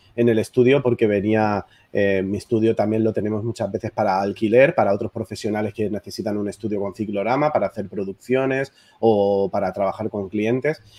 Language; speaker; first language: Spanish; native; Spanish